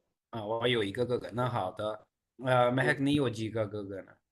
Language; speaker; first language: Chinese; non-native, fluent; Urdu